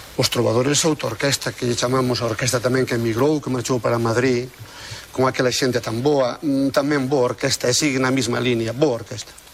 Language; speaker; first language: Galician; native; Galician